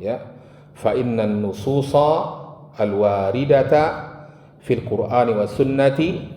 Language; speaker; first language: Arabic; non-native, fluent; Indonesian